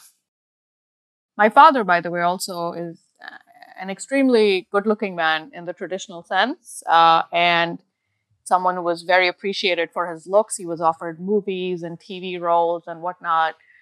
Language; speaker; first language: English; non-native, local second language; Urdu